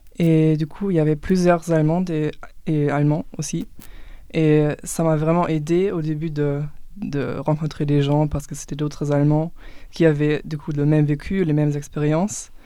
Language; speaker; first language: French; non-native, fluent; German